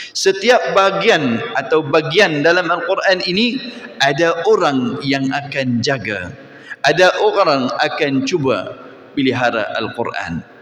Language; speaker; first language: Malay; non-native, fluent; Arabic